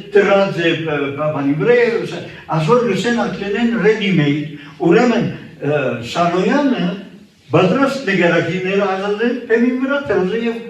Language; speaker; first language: Armenian; early bilingual, heritage; Armenian